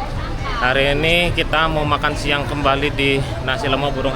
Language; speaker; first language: Indonesian; native; Indonesian